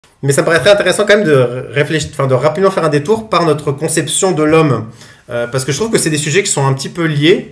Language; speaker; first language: French; native; French